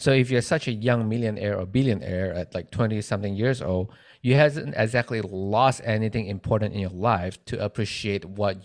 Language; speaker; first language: English; non-native, local second language; Chinese